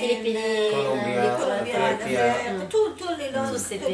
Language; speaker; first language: French; non-native, local second language; Arabic